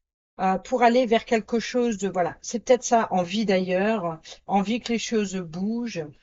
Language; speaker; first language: French; native; French